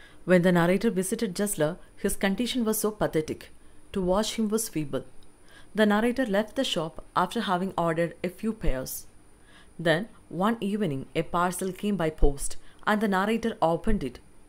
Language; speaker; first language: English; non-native, local second language; Malayalam